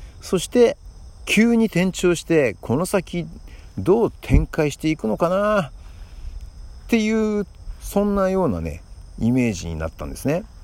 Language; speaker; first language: Japanese; native; Japanese